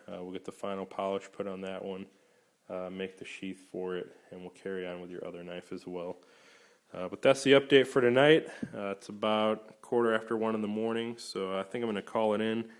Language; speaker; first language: English; native; English